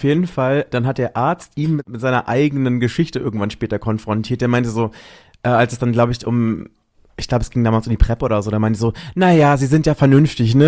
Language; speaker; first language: German; native; German